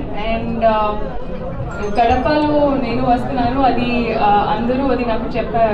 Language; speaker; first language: Telugu; non-native, learner; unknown